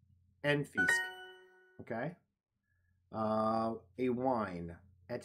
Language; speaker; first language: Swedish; non-native, learner; English